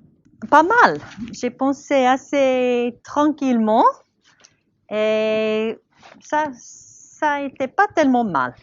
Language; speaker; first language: French; non-native, learner; English